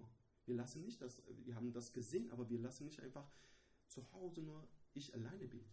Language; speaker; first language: German; non-native, learner; Persian